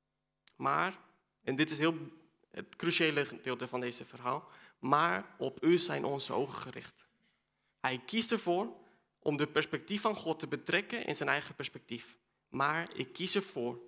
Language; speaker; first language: Dutch; non-native, fluent; Spanish